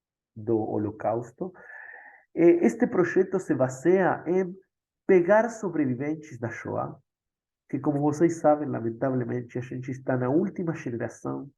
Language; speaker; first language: Portuguese; non-native, fluent; Spanish